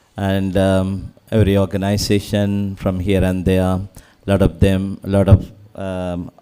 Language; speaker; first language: English; non-native, local second language; Sinhala